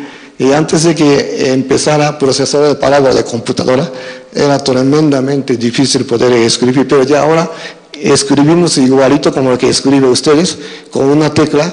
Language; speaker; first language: Spanish; non-native, fluent; Japanese